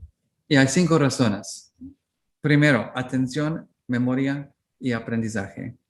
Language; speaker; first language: Spanish; non-native, learner; English